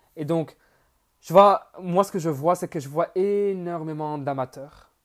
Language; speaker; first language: French; native; French